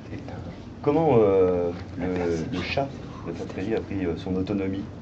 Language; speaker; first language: French; native; French